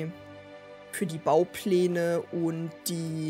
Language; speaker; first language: German; native; German